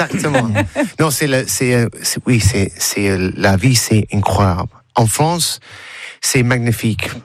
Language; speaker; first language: French; non-native, learner; English